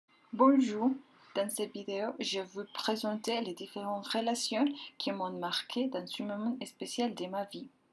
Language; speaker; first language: French; non-native, learner; Spanish